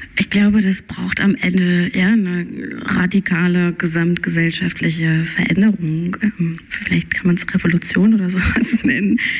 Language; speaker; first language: German; early bilingual, other home language; Turkish